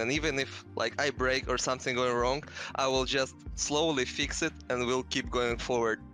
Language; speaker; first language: English; non-native, fluent; Russian